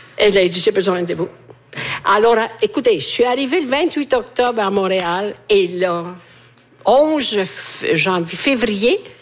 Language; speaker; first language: French; non-native, fluent; Italian